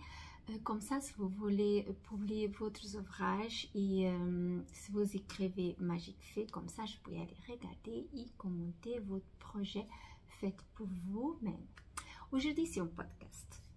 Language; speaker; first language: French; non-native, fluent; Portuguese